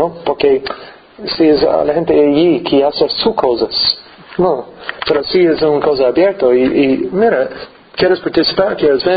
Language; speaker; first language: Spanish; non-native, learner; English